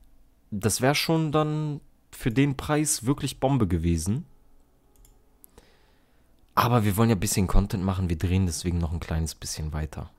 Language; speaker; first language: German; native; German